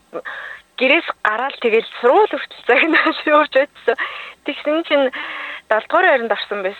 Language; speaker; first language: Mongolian; native; Mongolian